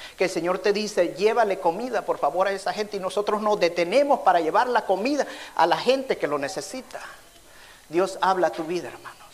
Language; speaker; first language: Spanish; native; Spanish